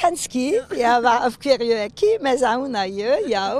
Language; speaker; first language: Icelandic; non-native, learner; French